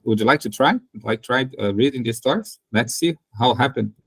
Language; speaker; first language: English; non-native, learner; Portuguese